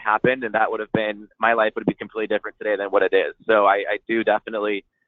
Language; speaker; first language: English; native; English